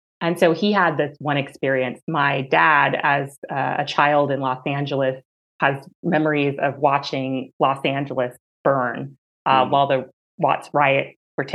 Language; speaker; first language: English; native; English